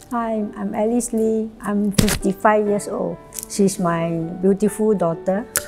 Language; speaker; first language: English; non-native, local second language; Chinese